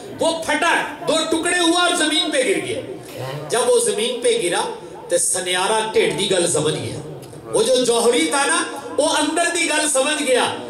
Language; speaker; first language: Urdu; non-native, local second language; Punjabi